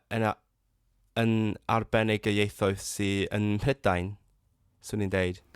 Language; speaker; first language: Welsh; non-native, fluent; Cantonese